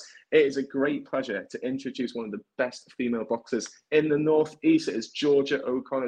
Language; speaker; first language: English; native; English